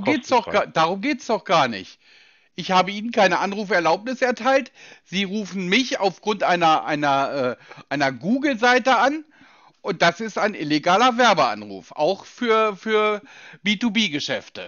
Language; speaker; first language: German; native; German